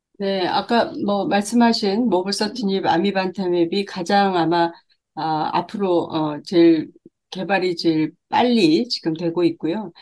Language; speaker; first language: Korean; native; Korean